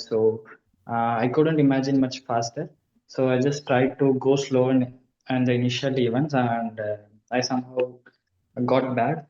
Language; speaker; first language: English; non-native, learner; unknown